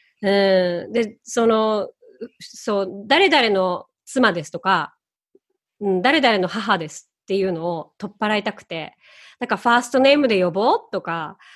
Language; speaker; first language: Japanese; native; Japanese